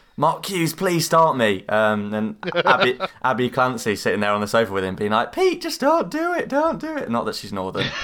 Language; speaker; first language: English; native; English